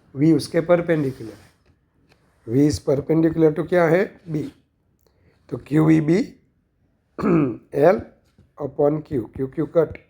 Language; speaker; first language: Hindi; non-native, local second language; Gujarati